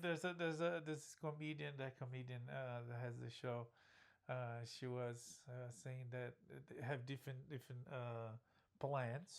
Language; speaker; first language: English; non-native, fluent; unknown